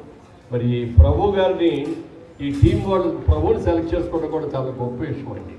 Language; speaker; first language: Telugu; native; Telugu